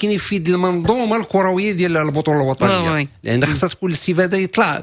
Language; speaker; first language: Arabic; native; Arabic